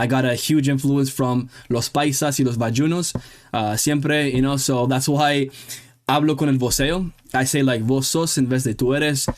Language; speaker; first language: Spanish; non-native, learner; English